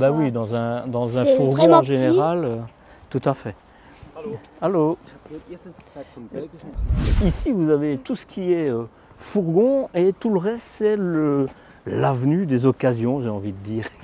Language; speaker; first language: French; native; French